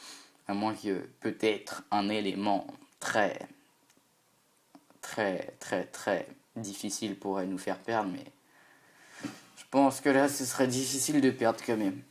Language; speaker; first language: French; native; French